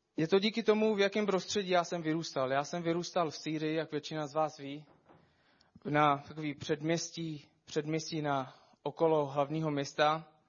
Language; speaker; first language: Czech; non-native, fluent; Arabic